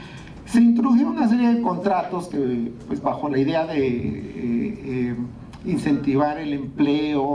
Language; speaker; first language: Spanish; native; Spanish